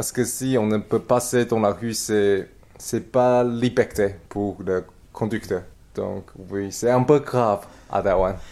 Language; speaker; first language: French; non-native, learner; Chinese